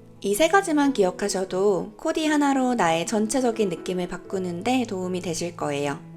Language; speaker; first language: Korean; native; Korean